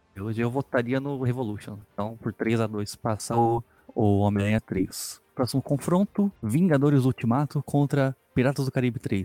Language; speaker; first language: Portuguese; native; Portuguese